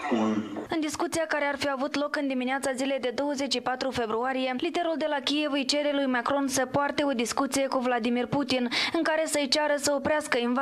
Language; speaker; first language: Romanian; native; Romanian